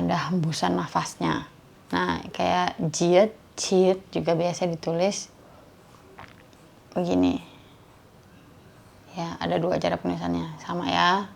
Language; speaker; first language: Indonesian; native; Indonesian